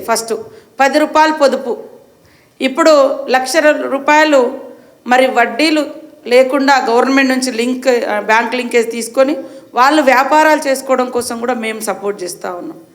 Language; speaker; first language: Telugu; native; Telugu